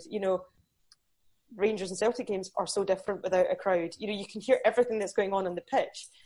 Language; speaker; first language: English; native; English